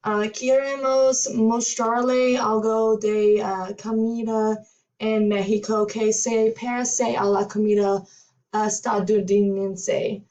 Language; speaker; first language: Spanish; non-native, learner; English